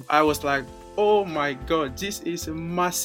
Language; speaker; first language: English; non-native, local second language; French